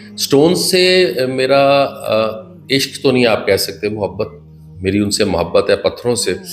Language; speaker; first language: Urdu; non-native, local second language; Punjabi